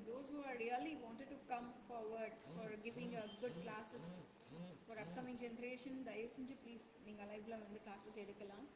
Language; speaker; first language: Tamil; native; Tamil